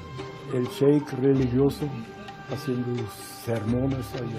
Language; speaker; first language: Spanish; non-native, fluent; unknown